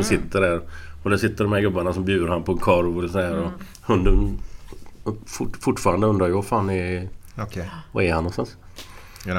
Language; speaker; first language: Swedish; native; Swedish